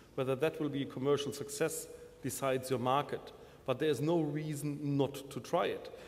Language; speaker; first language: English; non-native, fluent; German